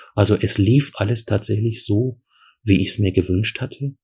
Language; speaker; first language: German; non-native, fluent; Persian